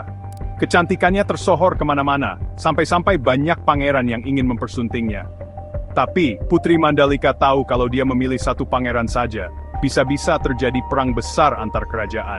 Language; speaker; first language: Indonesian; native; Indonesian